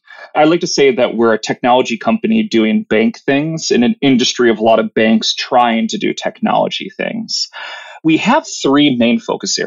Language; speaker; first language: English; native; English